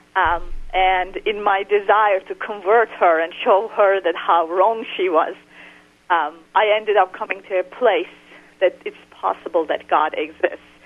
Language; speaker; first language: English; non-native, fluent; Turkish